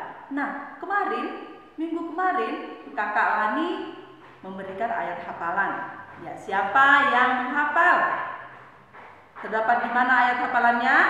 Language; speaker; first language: Indonesian; native; Indonesian